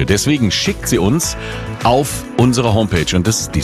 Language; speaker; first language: German; native; German